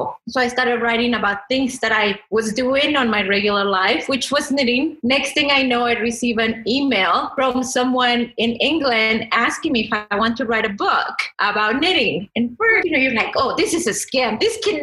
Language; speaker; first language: English; non-native, fluent; Spanish